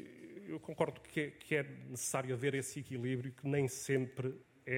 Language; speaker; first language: Portuguese; native; Portuguese